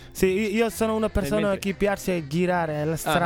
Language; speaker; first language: Italian; non-native, learner; Wolof